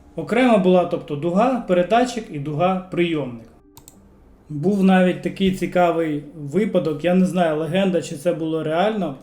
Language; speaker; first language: Ukrainian; non-native, local second language; Russian